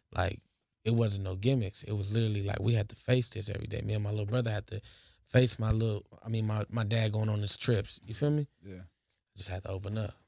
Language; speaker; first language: English; native; English